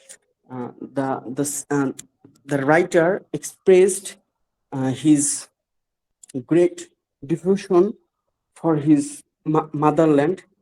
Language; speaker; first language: English; non-native, learner; Bangla